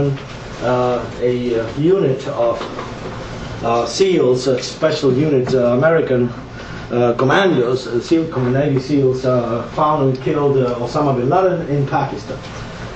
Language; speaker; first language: English; non-native, fluent; Spanish